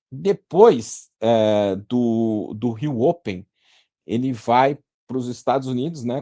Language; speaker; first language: Portuguese; native; Portuguese